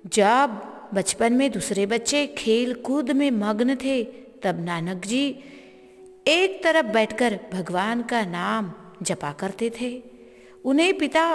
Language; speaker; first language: Hindi; non-native, local second language; Marathi